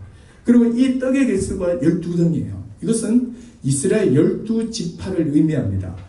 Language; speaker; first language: Korean; native; Korean